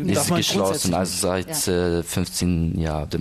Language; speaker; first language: German; non-native, learner; Arabic